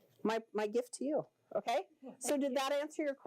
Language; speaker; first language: English; native; English